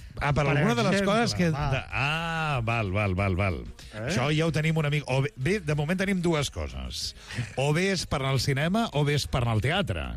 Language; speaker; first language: Catalan; native; Catalan